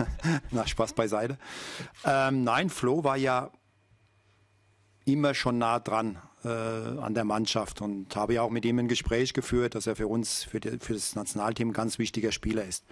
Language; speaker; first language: German; native; German